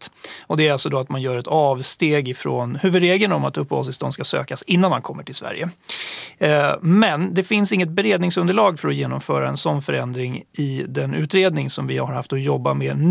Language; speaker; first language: Swedish; native; Swedish